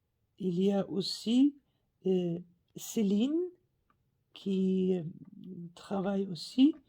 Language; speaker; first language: French; non-native, learner; Faroese